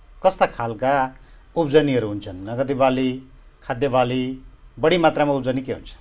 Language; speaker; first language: Nepali; native; Nepali